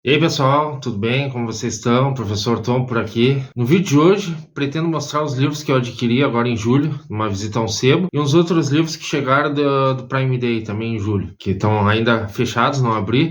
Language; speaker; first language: Portuguese; native; Portuguese